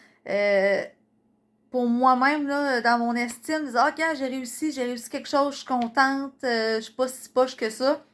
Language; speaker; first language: French; native; French